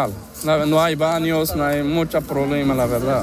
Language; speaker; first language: Spanish; non-native, learner; Arabic